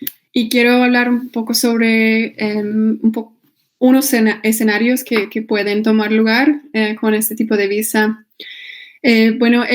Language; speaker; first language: Spanish; non-native, fluent; English